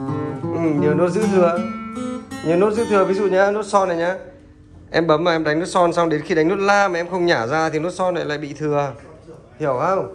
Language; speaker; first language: Vietnamese; native; Vietnamese